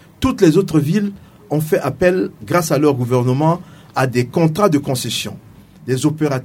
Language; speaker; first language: French; non-native, local second language; Sango